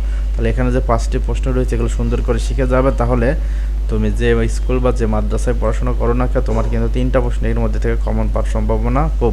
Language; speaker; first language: Bangla; native; Bangla